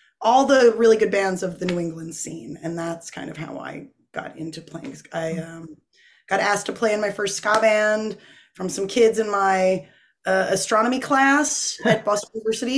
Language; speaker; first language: English; native; English